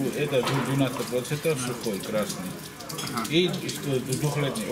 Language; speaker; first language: Russian; non-native, fluent; Georgian